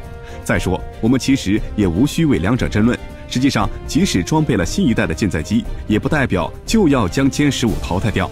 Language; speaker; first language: Chinese; native; Chinese